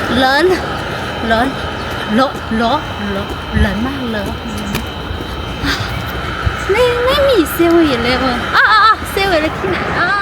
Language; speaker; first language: Thai; non-native, learner; Chinese